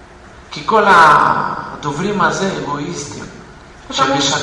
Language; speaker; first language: Hebrew; non-native, fluent; Russian